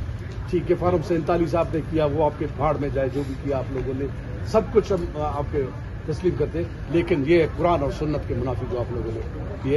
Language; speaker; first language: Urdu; non-native, local second language; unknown